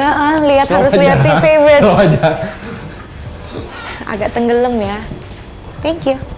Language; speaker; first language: Indonesian; native; Indonesian